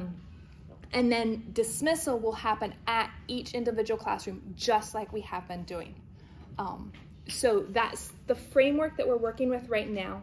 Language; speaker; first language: English; native; English